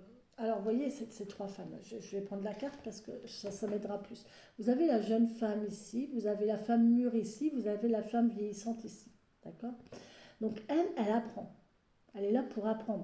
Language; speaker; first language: French; native; French